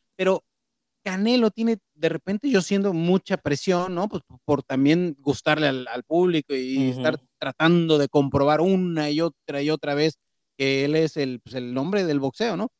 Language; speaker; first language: Spanish; native; Spanish